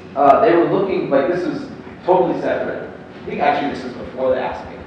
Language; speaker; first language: English; native; English